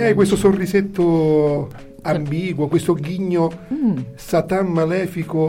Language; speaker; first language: Italian; native; Italian